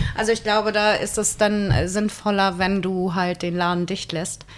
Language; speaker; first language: German; native; German